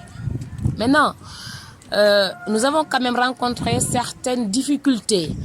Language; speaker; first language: French; non-native, local second language; Wolof